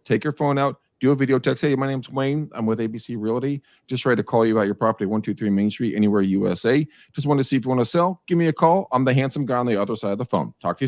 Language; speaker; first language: English; native; English